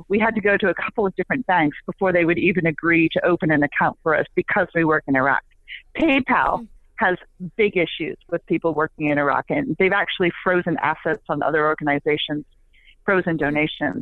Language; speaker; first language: English; native; English